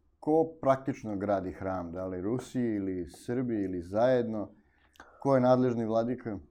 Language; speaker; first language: Serbian; native; Serbian